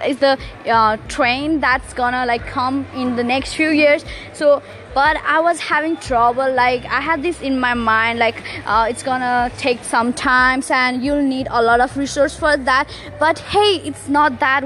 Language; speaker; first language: English; non-native, local second language; Nepali